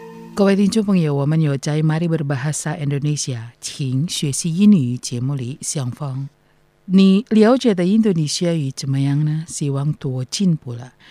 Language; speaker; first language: Chinese; non-native, fluent; Indonesian